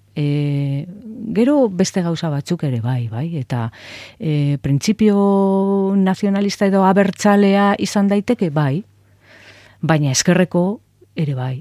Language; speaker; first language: Basque; non-native, local second language; Spanish